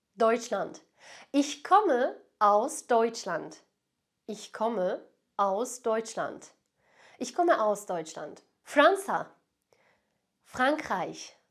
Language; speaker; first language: German; non-native, fluent; Turkish